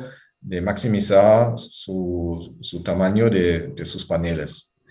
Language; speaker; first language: Spanish; non-native, fluent; German